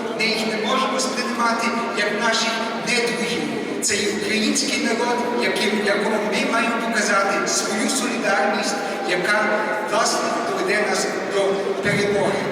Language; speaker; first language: Ukrainian; early bilingual, heritage; Ukrainian